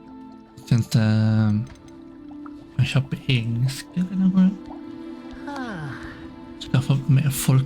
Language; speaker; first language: Swedish; non-native, learner; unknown